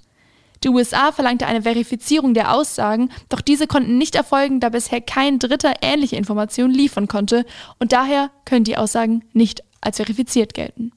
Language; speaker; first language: German; native; German